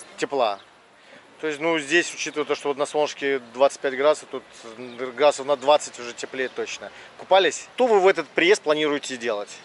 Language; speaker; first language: Russian; native; Russian